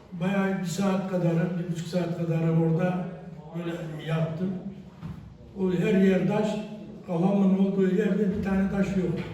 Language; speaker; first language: Turkish; native; Turkish